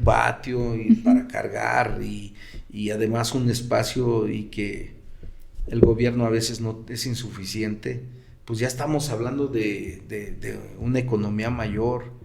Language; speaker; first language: Spanish; native; Spanish